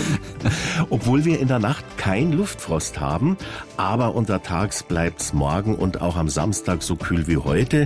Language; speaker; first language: German; native; German